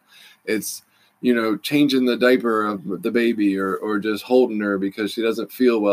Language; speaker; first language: English; native; English